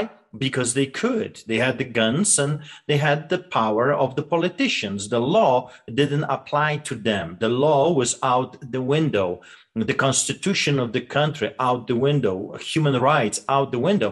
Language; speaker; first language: English; non-native, fluent; Polish